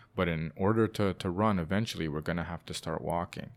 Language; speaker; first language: English; native; English